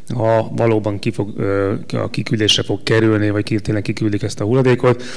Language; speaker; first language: Hungarian; native; Hungarian